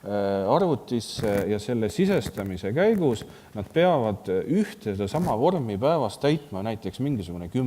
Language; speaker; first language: Estonian; native; Estonian